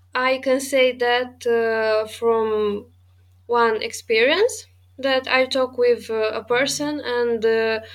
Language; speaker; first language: English; non-native, fluent; Romanian